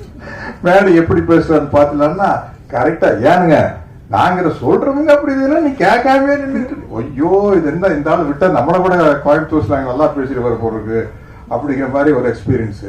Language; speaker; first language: Tamil; native; Tamil